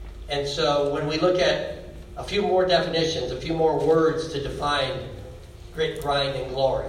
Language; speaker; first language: English; native; English